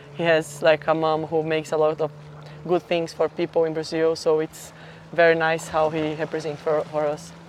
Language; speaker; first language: English; non-native, fluent; Portuguese